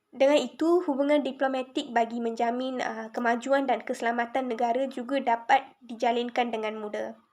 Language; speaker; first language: Malay; non-native, local second language; Tamil